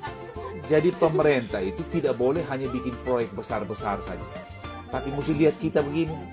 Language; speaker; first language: Indonesian; non-native, local second language; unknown